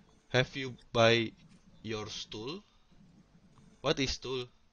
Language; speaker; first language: English; non-native, learner; Indonesian